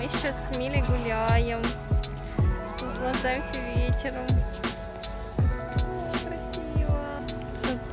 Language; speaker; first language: Russian; early bilingual, heritage; Russian